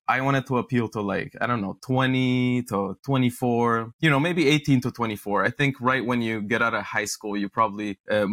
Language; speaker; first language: English; non-native, fluent; Romanian